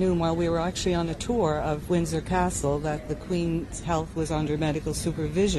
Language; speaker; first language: English; native; English